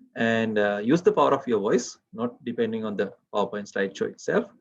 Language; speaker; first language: English; non-native, local second language; Sinhala